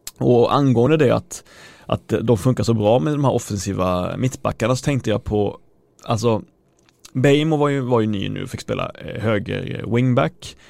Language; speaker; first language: Swedish; native; Swedish